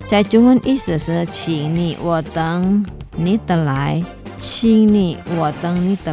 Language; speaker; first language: Chinese; non-native, learner; Indonesian